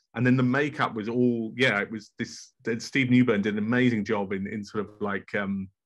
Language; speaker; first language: English; native; English